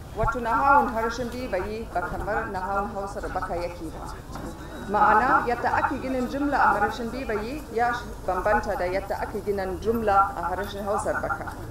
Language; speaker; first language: Hausa; non-native, fluent; German